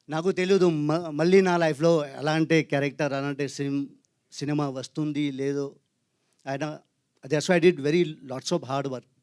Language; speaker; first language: Telugu; non-native, local second language; Hindi